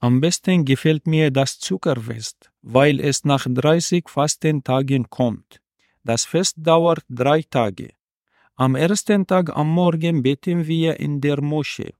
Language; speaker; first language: German; non-native, learner; Arabic